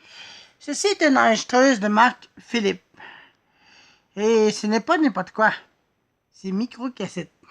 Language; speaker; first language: French; native; French